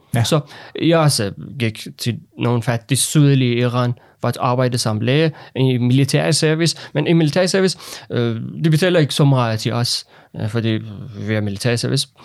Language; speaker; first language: Danish; non-native, learner; Persian